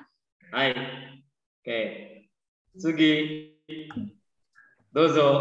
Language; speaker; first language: Japanese; non-native, fluent; Indonesian